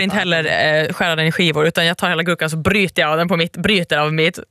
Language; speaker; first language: Swedish; native; Swedish